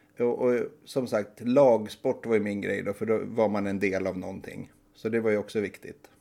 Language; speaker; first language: Swedish; native; Swedish